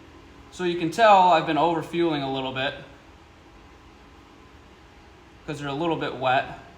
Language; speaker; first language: English; native; English